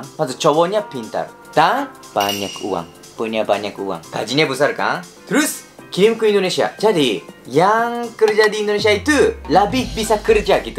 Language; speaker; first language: Indonesian; non-native, learner; Japanese